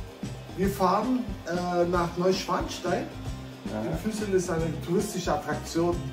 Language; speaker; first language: German; non-native, local second language; Turkish